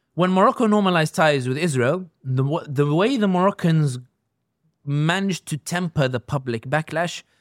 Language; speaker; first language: English; native; English